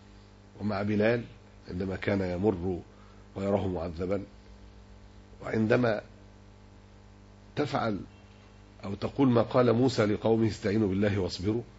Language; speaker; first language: Arabic; native; Arabic